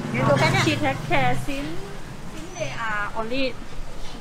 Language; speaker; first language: English; non-native, learner; Thai